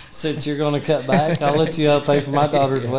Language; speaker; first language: English; native; English